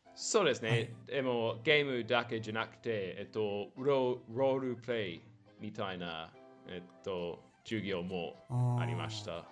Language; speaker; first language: Japanese; non-native, learner; English